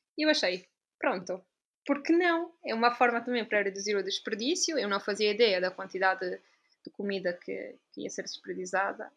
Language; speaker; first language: Portuguese; non-native, fluent; Italian